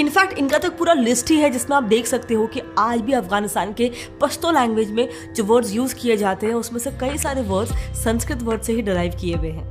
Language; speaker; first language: Hindi; native; Hindi